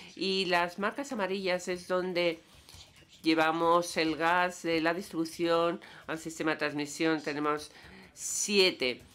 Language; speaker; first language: Spanish; non-native, fluent; Danish